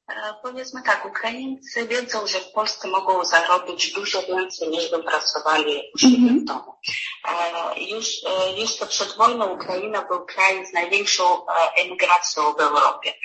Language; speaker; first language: Polish; non-native, fluent; Ukrainian